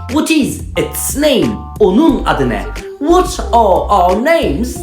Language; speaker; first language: English; non-native, fluent; Turkish